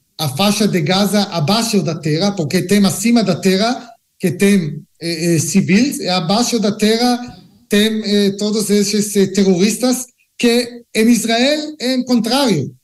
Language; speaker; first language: Portuguese; non-native, learner; Hebrew